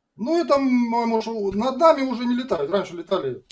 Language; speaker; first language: Russian; native; Russian